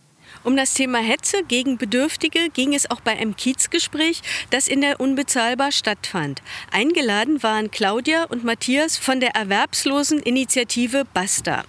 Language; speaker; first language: German; native; German